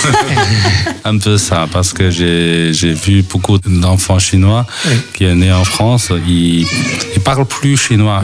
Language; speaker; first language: French; non-native, fluent; Chinese